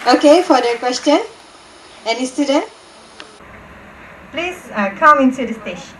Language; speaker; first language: English; non-native, local second language; Malay